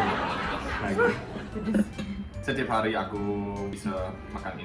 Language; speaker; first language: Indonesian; non-native, learner; German